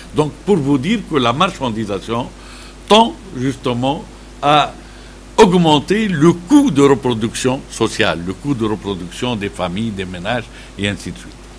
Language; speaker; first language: French; non-native, local second language; Arabic